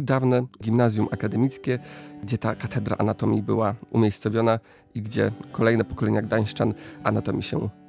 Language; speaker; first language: Polish; native; Polish